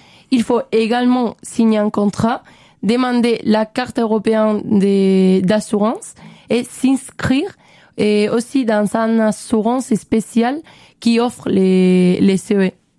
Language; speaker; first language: French; non-native, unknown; Spanish